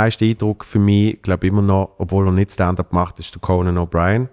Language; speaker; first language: German; native; German